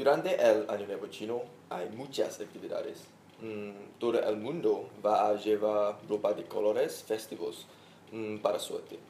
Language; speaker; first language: Spanish; non-native, learner; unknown